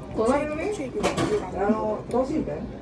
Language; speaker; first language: Japanese; native; Japanese